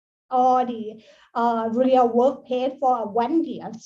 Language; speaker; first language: English; non-native, learner; Thai